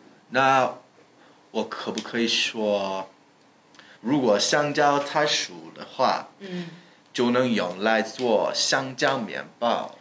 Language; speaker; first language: Chinese; non-native, learner; English